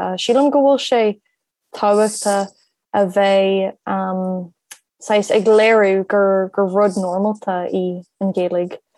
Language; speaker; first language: Irish; non-native, local second language; English